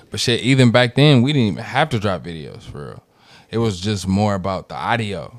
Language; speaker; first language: English; native; English